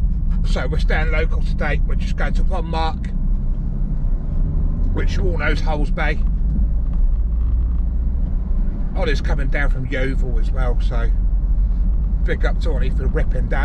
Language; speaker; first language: English; native; English